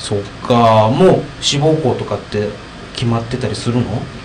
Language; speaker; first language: Japanese; native; Japanese